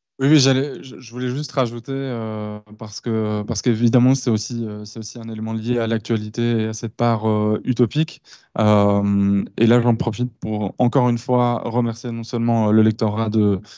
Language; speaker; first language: French; native; French